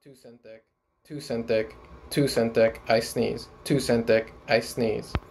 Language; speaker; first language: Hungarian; non-native, learner; English